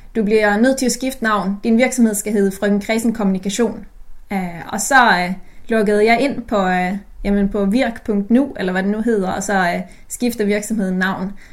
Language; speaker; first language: Danish; native; Danish